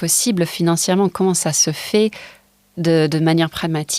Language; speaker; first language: French; non-native, fluent; English